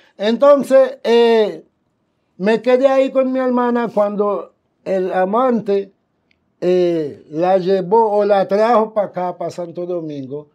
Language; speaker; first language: Spanish; non-native, fluent; Haitian Creole